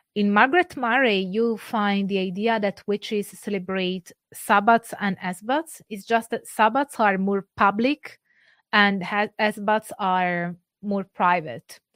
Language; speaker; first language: English; non-native, fluent; Italian